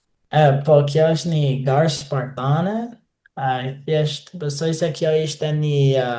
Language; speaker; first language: Albanian; non-native, fluent; English